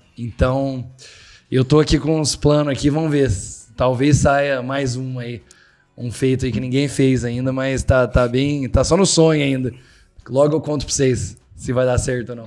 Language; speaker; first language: Portuguese; native; Portuguese